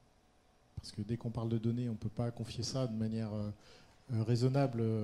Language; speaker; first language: French; native; French